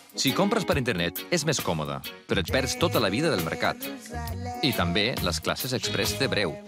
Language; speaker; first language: Catalan; non-native, fluent; Icelandic